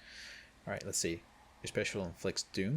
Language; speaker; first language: English; native; English